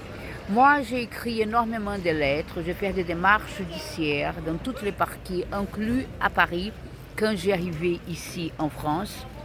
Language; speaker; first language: French; non-native, fluent; Portuguese